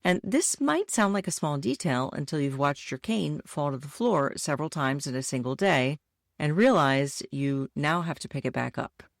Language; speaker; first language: English; native; English